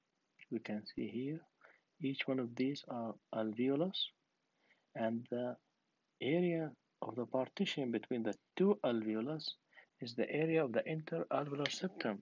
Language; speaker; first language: English; non-native, fluent; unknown